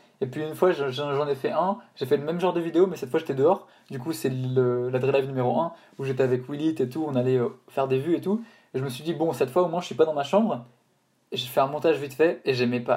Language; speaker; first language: French; native; French